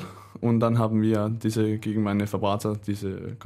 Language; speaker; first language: German; non-native, learner; Danish